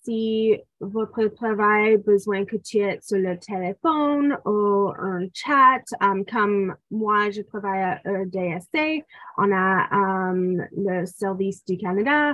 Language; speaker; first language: French; non-native, local second language; English